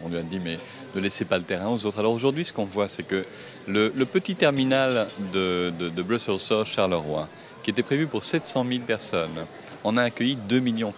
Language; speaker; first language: French; native; French